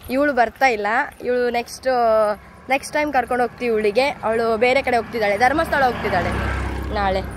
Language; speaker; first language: Kannada; non-native, local second language; Lambadi